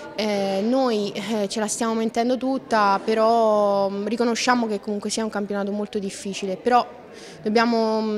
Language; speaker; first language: Italian; native; Italian